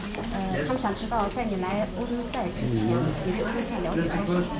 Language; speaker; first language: Chinese; native; Chinese